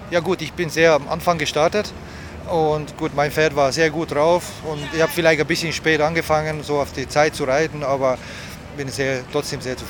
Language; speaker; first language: German; non-native, fluent; Hungarian